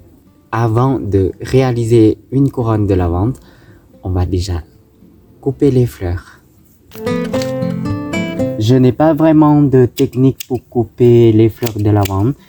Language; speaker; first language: French; non-native, fluent; Thai